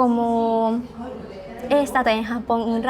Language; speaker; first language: Spanish; non-native, learner; Japanese